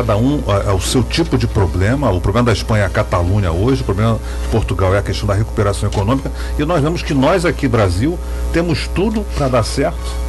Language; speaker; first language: Portuguese; native; Portuguese